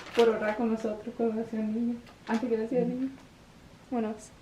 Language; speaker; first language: Spanish; early bilingual, heritage; English